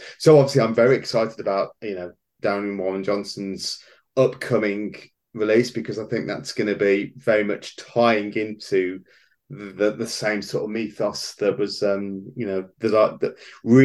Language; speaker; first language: English; native; English